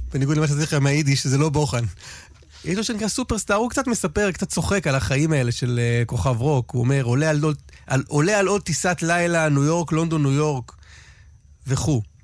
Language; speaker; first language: Hebrew; native; Hebrew